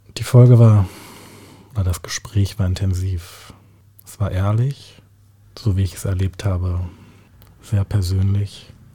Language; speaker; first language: German; native; German